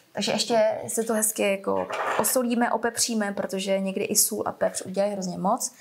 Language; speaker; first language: Czech; early bilingual, other home language; Vietnamese